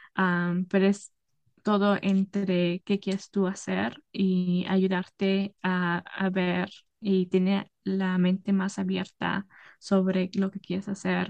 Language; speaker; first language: Spanish; early bilingual, heritage; Spanish